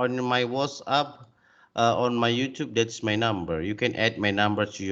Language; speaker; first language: English; non-native, learner; Indonesian